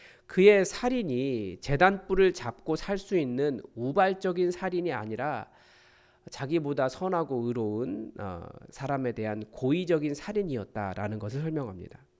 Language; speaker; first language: Korean; native; Korean